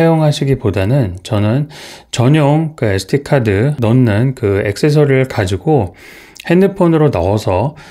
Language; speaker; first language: Korean; native; Korean